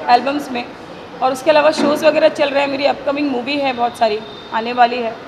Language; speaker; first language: Hindi; native; Hindi